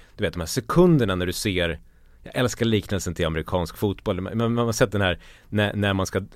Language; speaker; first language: Swedish; native; Swedish